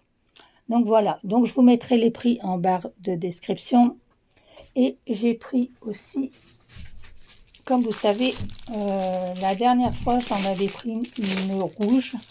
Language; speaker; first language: French; native; French